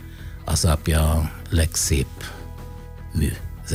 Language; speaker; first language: Hungarian; non-native, fluent; Italian